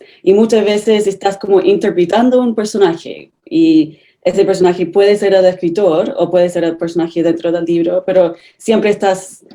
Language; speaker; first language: Spanish; non-native, fluent; English